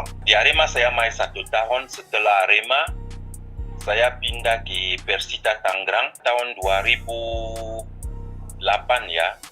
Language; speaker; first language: Indonesian; non-native, fluent; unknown